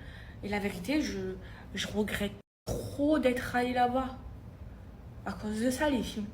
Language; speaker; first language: French; native; French